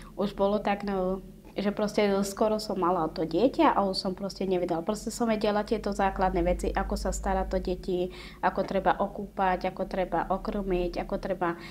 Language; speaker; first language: Slovak; non-native, local second language; Romany